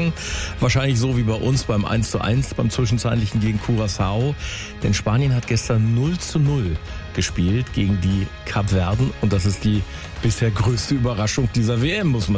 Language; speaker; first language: German; native; German